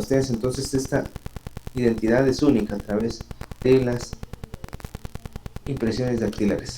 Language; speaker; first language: Spanish; native; Spanish